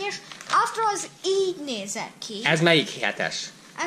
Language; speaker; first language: Hungarian; early bilingual, heritage; Hungarian